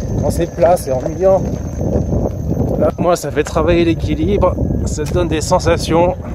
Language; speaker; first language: French; native; French